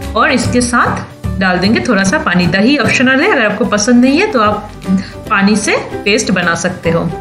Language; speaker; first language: Hindi; non-native, local second language; Bangla